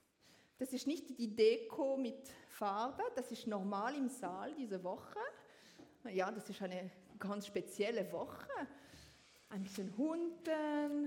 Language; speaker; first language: German; non-native, learner; French